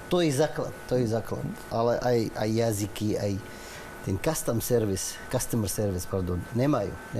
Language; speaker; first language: Slovak; non-native, learner; Arabic